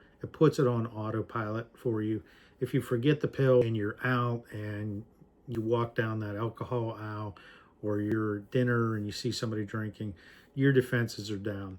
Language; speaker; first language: English; native; English